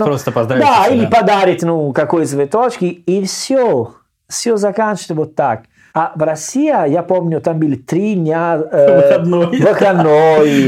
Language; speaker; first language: Russian; non-native, learner; Italian